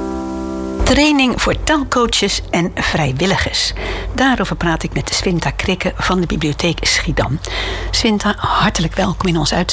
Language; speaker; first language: Dutch; native; Dutch